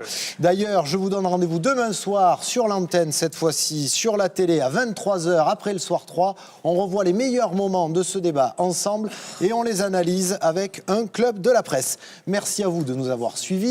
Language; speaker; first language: French; native; French